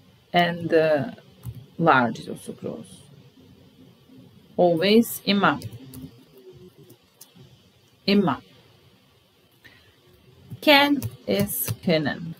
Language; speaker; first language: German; non-native, fluent; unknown